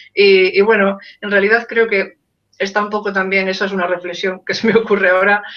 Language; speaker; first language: Spanish; native; Spanish